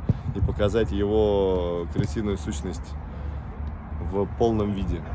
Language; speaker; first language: Russian; native; Russian